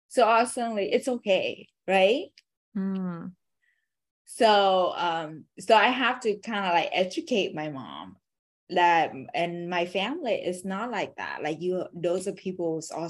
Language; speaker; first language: English; non-native, fluent; Vietnamese